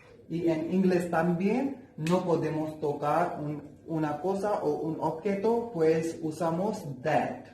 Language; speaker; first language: Spanish; non-native, learner; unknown